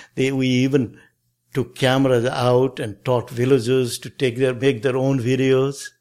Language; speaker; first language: English; non-native, local second language; Nepali